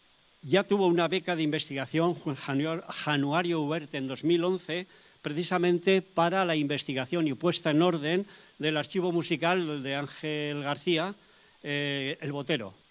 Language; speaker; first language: Spanish; native; Spanish